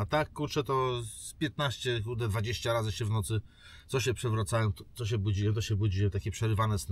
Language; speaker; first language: Polish; native; Polish